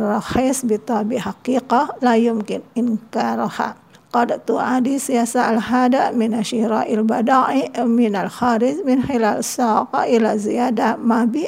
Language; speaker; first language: Arabic; non-native, fluent; Indonesian